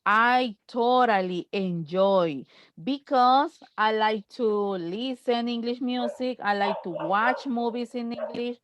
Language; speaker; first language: English; non-native, fluent; Spanish